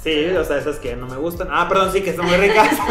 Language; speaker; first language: Spanish; native; Spanish